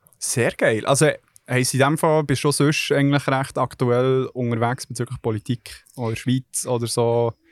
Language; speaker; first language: German; early bilingual, other home language; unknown